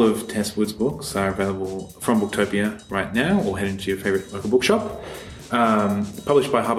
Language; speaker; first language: English; native; English